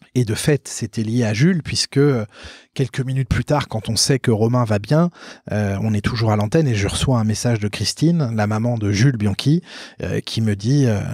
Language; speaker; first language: French; native; French